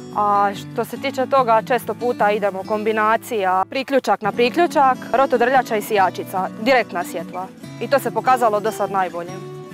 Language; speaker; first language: Croatian; native; Croatian